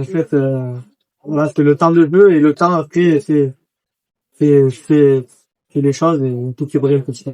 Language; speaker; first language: French; native; French